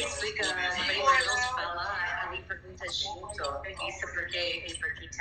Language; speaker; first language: Portuguese; non-native, learner; English